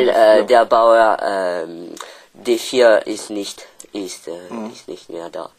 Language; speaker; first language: German; non-native, learner; French